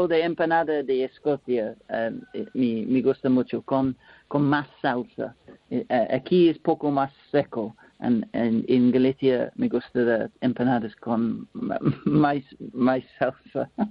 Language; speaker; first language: Spanish; non-native, learner; English